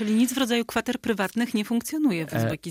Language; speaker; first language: Polish; native; Polish